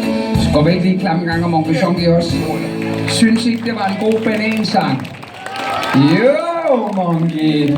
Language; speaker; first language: Danish; native; Danish